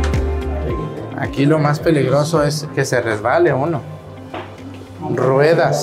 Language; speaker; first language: Spanish; native; Spanish